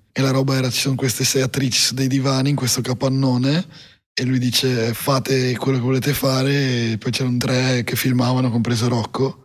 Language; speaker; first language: Italian; native; Italian